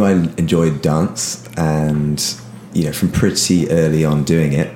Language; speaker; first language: English; native; English